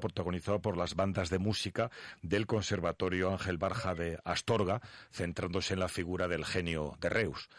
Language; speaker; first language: Spanish; native; Spanish